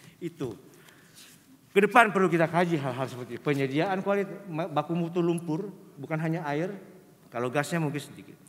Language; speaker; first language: Indonesian; native; Indonesian